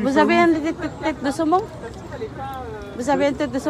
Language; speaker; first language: French; non-native, learner; Filipino